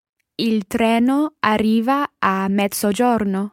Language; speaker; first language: Italian; non-native, learner; English